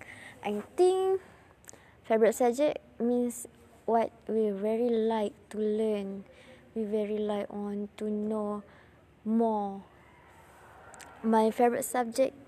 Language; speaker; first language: English; non-native, learner; Malay